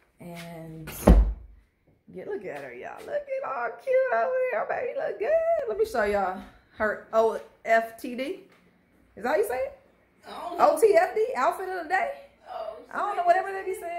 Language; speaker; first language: English; native; English